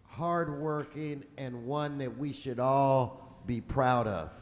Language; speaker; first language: English; early bilingual, other home language; Spanish